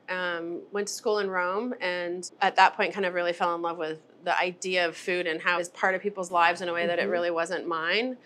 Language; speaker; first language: English; native; English